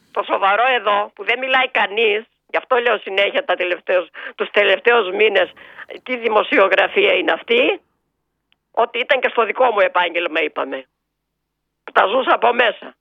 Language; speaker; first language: Greek; native; Greek